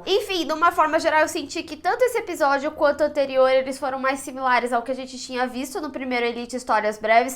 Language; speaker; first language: Portuguese; native; Portuguese